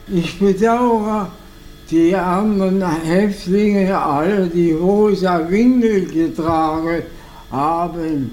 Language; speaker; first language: German; non-native, local second language; Swiss German